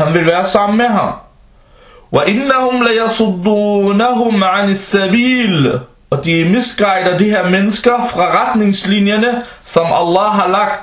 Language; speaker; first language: Danish; early bilingual, other home language; Arabic